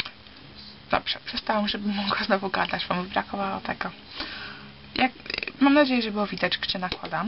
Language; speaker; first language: Polish; early bilingual, heritage; Polish